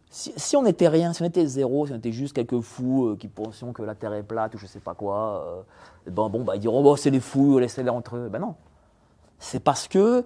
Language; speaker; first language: French; early bilingual, other home language; Polish